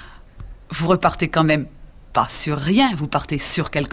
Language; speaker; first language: French; native; French